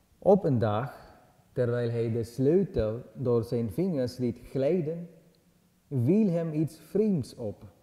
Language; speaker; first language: Dutch; non-native, learner; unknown